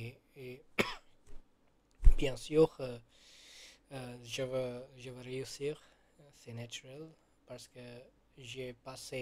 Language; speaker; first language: French; non-native, learner; Gujarati